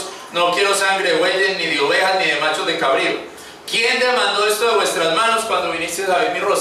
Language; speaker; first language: Spanish; native; Spanish